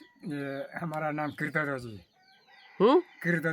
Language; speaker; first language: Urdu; non-native, local second language; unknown